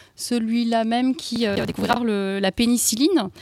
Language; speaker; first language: French; native; French